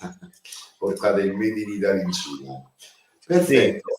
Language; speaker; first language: Italian; native; Italian